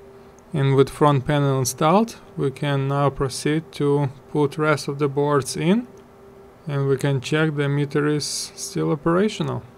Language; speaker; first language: English; non-native, fluent; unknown